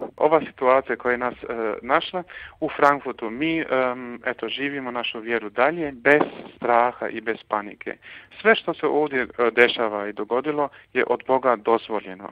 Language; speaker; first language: Croatian; early bilingual, heritage; Croatian